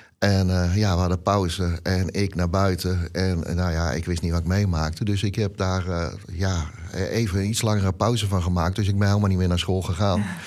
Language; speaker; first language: Dutch; native; Dutch